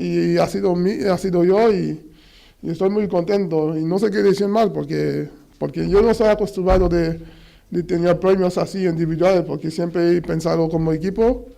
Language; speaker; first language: Spanish; non-native, fluent; French